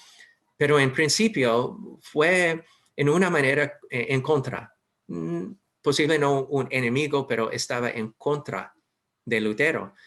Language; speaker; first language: Spanish; non-native, fluent; English